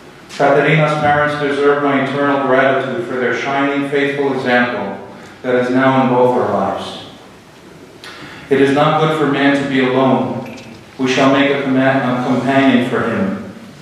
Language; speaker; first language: English; early bilingual, other home language; Greek